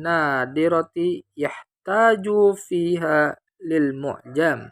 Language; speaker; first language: Arabic; non-native, learner; Indonesian